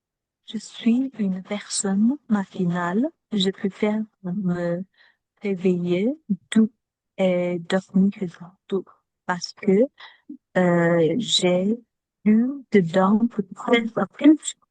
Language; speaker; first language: French; non-native, learner; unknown